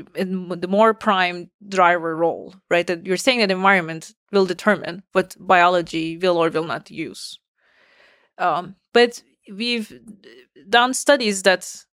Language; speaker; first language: English; non-native, fluent; Turkish